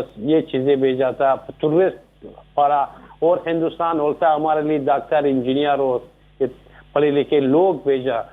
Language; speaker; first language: Hindi; non-native, learner; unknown